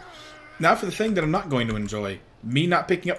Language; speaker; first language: English; native; English